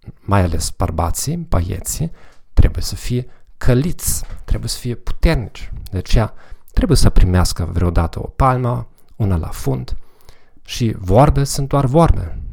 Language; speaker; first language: Romanian; non-native, fluent; German